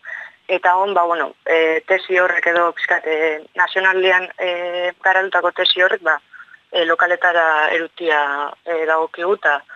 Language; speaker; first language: Basque; native; Basque